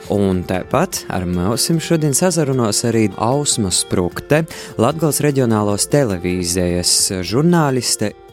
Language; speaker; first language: Latvian; native; Latvian